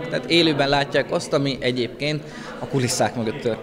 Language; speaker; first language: Hungarian; native; Hungarian